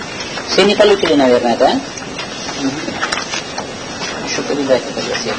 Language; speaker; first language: Russian; non-native, learner; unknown